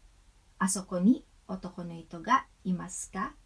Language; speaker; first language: Japanese; non-native, fluent; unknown